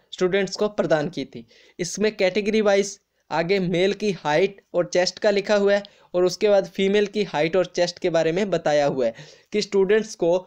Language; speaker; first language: Hindi; native; Hindi